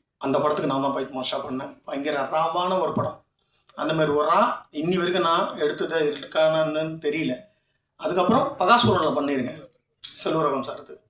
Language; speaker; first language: Tamil; native; Tamil